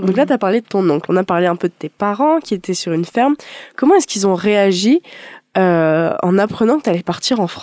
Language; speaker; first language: French; native; French